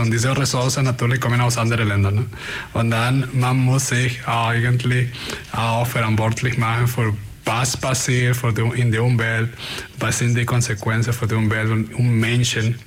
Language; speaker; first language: German; non-native, fluent; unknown